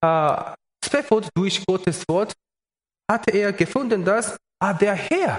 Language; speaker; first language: German; non-native, learner; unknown